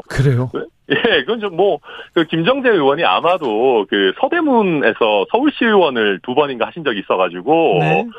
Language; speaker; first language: Korean; native; Korean